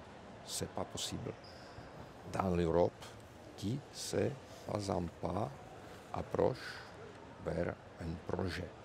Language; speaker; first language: French; non-native, fluent; Czech